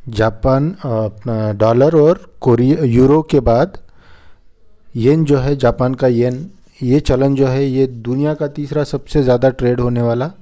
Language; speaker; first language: Hindi; non-native, local second language; Marathi